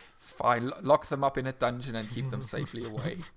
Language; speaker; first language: English; non-native, fluent; Luxembourgish